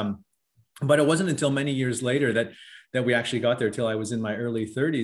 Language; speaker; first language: English; native; English